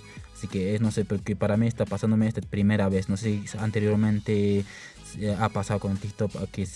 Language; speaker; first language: Spanish; non-native, local second language; Quechua